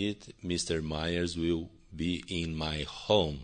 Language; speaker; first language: English; non-native, learner; Portuguese